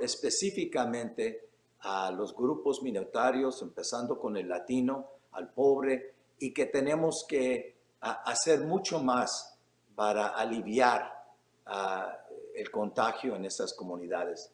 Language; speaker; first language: Spanish; early bilingual, heritage; Spanish